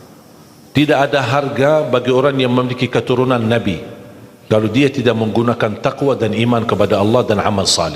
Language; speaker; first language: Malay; non-native, fluent; Arabic